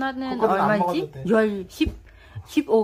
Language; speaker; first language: Korean; non-native, learner; Vietnamese